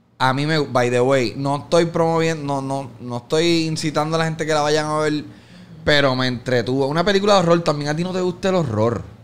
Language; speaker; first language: Spanish; native; Spanish